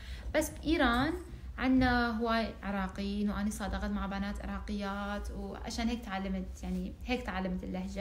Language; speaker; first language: Arabic; non-native, fluent; Persian